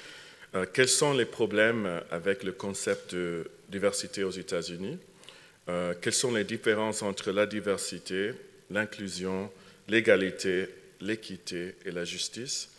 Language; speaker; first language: French; non-native, fluent; English